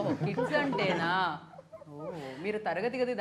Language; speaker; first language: Telugu; native; Telugu